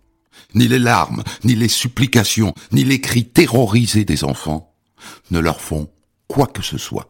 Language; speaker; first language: French; native; French